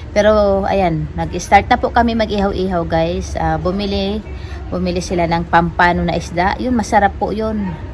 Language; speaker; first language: Filipino; native; Filipino